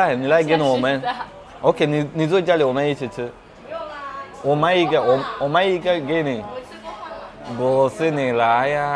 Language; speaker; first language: Chinese; non-native, learner; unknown